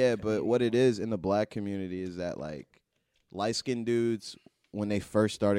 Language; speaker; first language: English; native; English